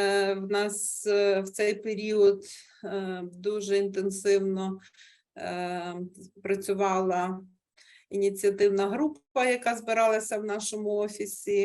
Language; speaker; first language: Ukrainian; native; Ukrainian